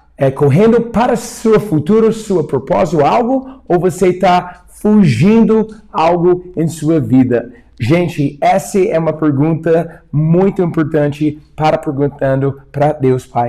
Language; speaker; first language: Portuguese; non-native, fluent; English